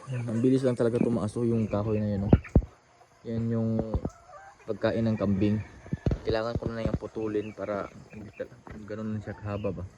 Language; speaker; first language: Filipino; non-native, local second language; Cebuano